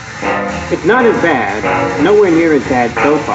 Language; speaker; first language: English; native; English